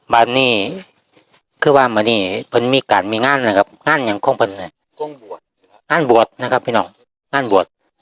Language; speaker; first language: Thai; native; Thai